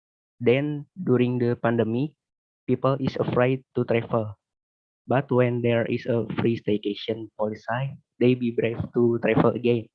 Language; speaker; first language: English; non-native, learner; Indonesian